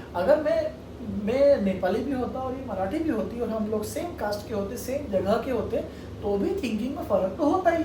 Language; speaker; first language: Hindi; non-native, local second language; Marathi